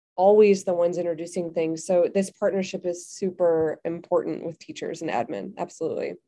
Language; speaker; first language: English; native; English